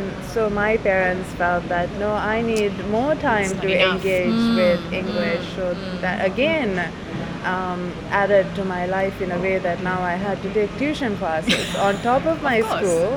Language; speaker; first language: English; non-native, local second language; Sinhala